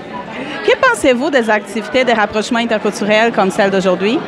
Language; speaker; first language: French; native; French